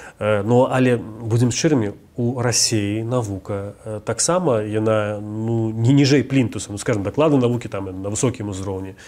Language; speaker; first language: Belarusian; native; Belarusian